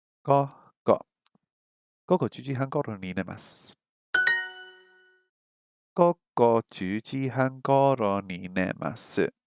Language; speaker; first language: Japanese; non-native, learner; English